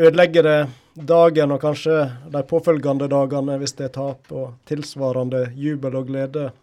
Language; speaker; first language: Norwegian; native; Norwegian